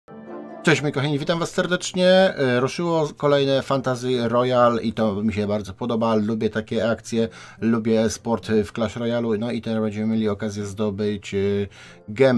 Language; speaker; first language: Polish; native; Polish